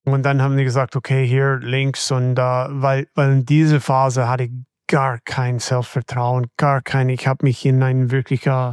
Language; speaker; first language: German; non-native, fluent; English